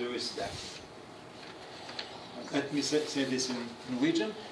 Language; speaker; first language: English; non-native, fluent; Norwegian